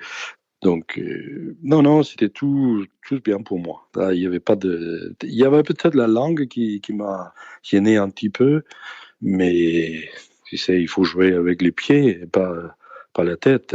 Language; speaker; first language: French; non-native, fluent; Danish